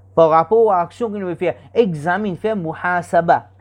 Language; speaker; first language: French; non-native, learner; Morisyen